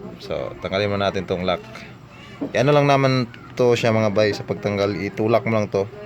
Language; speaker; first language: Filipino; non-native, local second language; Cebuano